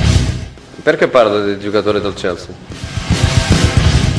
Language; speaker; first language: Italian; non-native, fluent; Portuguese